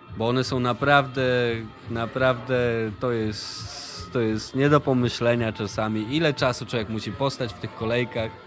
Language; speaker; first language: Polish; native; Polish